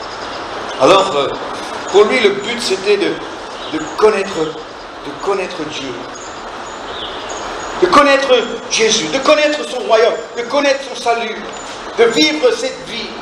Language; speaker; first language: French; native; French